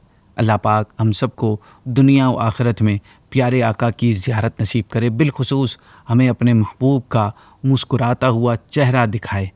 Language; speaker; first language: Urdu; native; Urdu